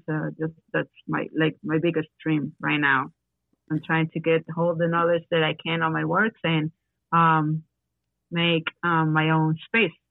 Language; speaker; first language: English; non-native, learner; Spanish